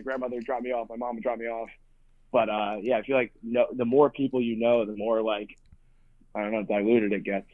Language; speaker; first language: English; native; English